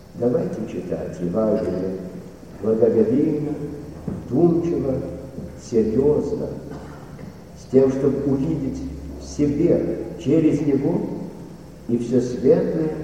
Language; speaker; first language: Russian; native; Russian